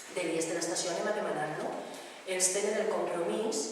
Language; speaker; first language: Catalan; non-native, local second language; Spanish